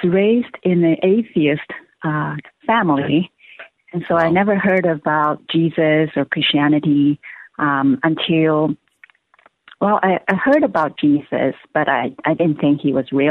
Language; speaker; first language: English; non-native, local second language; Cantonese